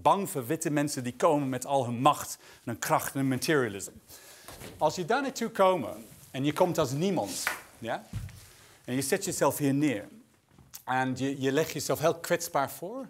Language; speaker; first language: Dutch; non-native, fluent; English